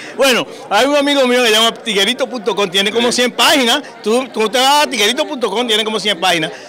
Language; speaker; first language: Spanish; native; Spanish